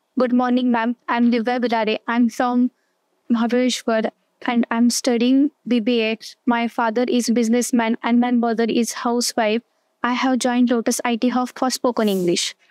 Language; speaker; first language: English; non-native, learner; Marathi